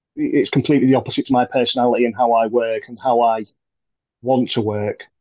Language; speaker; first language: English; native; English